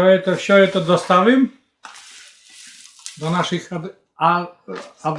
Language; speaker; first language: Russian; native; Russian